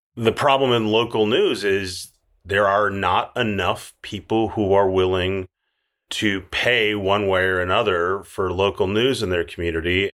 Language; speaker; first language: English; native; English